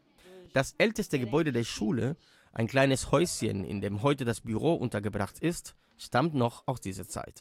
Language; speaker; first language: German; native; German